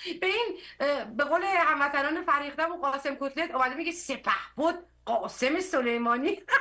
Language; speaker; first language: Persian; early bilingual, heritage; Persian